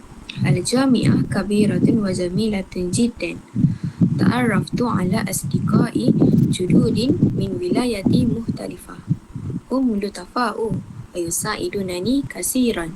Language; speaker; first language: Arabic; non-native, learner; Malay